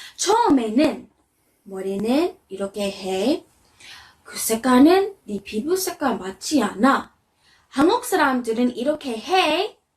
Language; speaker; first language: Korean; non-native, fluent; English